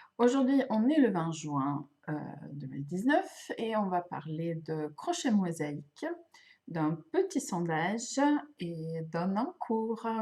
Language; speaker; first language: French; non-native, fluent; Swedish